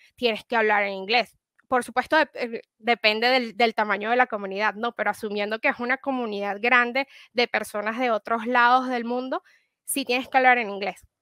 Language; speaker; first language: Spanish; native; Spanish